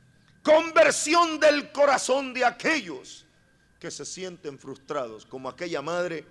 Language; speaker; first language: Spanish; native; Spanish